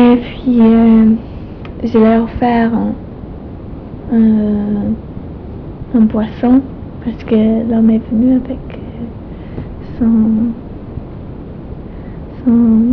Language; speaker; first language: French; non-native, fluent; English